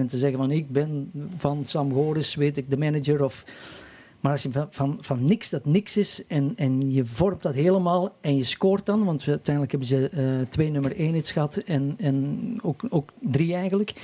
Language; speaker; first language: Dutch; native; Dutch